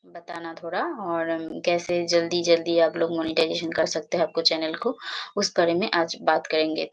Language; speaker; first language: Hindi; non-native, local second language; Bangla